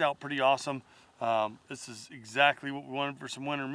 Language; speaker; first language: English; native; English